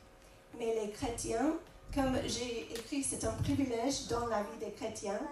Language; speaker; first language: French; non-native, fluent; English